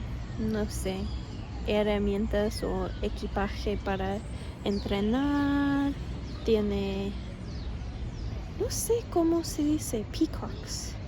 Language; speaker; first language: Spanish; non-native, fluent; English